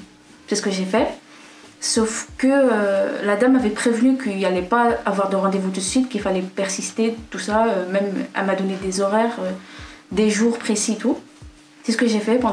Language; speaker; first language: French; non-native, local second language; Arabic